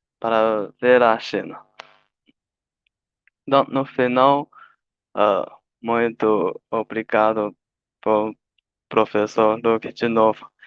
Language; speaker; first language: Portuguese; non-native, learner; Chinese